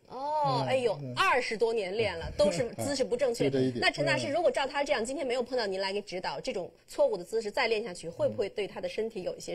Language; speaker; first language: Chinese; native; Chinese